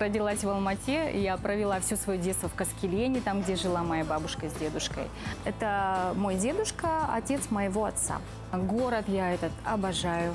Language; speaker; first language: Russian; native; Russian